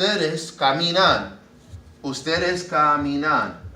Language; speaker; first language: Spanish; non-native, learner; English